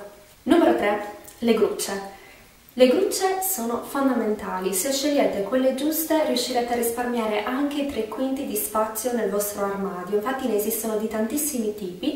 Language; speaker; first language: Italian; native; Italian